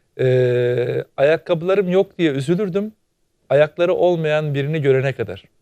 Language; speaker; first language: Turkish; native; Turkish